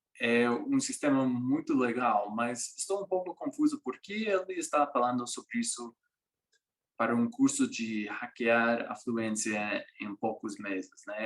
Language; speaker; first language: Portuguese; non-native, fluent; English